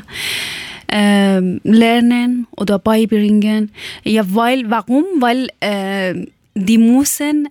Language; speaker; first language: German; non-native, learner; Persian